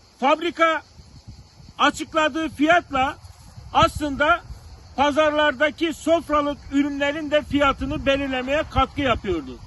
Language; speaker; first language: Turkish; native; Turkish